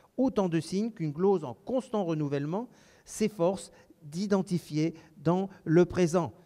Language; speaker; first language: French; native; French